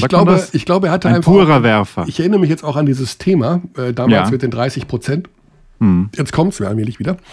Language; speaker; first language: German; native; German